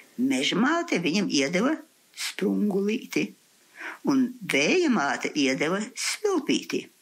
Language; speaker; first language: Latvian; early bilingual, heritage; Latvian